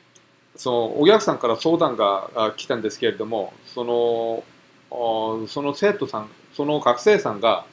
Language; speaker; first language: Japanese; non-native, fluent; Korean